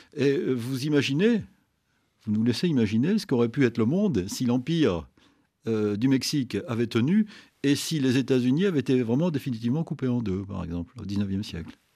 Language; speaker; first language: French; native; French